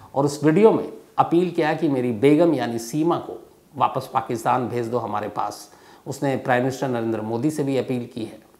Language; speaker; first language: Hindi; native; Hindi